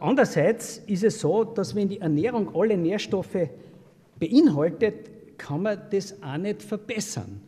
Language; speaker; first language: German; native; German